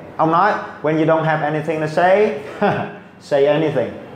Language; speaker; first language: English; non-native, fluent; Vietnamese